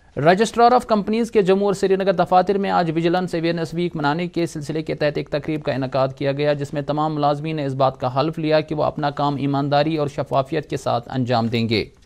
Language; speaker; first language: Urdu; non-native, local second language; Kashmiri